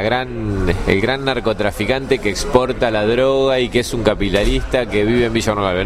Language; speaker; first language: Spanish; native; Spanish